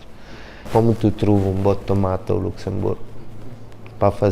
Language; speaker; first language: French; non-native, learner; Italian